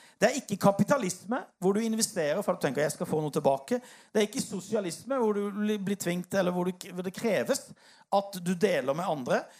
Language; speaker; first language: Norwegian; native; Norwegian